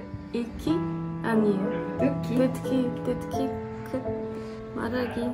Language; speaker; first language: Korean; non-native, learner; Ukrainian